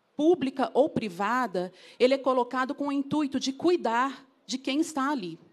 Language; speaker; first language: Portuguese; native; Portuguese